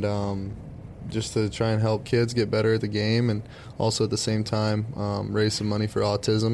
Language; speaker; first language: English; native; English